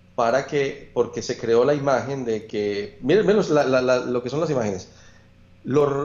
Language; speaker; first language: Spanish; native; Spanish